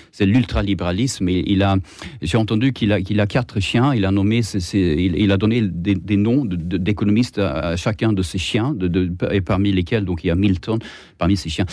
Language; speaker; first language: French; non-native, fluent; Swedish